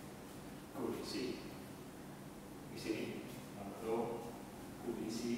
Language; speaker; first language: French; non-native, learner; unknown